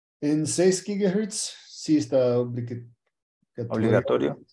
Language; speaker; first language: Spanish; early bilingual, heritage; Spanish